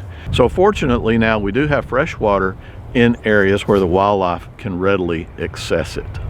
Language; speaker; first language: English; native; English